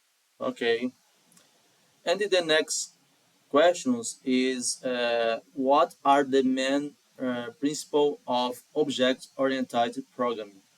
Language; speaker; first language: English; non-native, learner; Portuguese